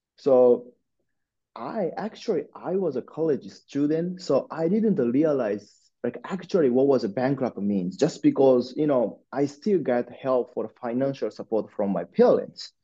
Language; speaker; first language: English; non-native, learner; Japanese